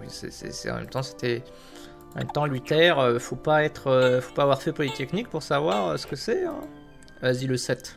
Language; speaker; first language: French; native; French